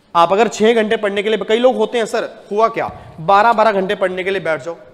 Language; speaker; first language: Hindi; native; Hindi